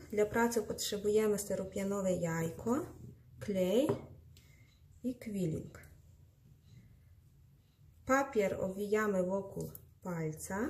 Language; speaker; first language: Polish; non-native, fluent; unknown